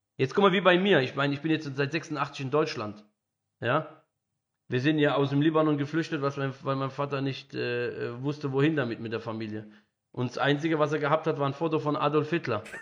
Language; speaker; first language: German; early bilingual, other home language; Arabic